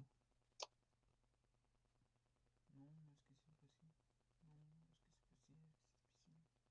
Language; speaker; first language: French; non-native, learner; Spanish